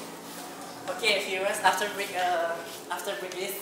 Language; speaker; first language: English; non-native, learner; Indonesian